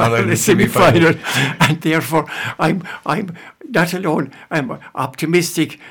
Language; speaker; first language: English; native; English